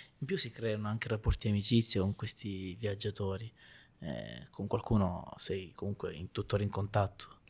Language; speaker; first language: Italian; native; Italian